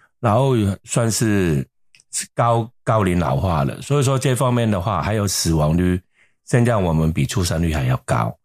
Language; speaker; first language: Chinese; non-native, local second language; Cantonese